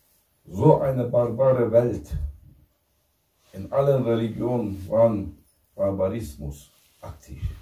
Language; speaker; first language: German; non-native, fluent; Turkish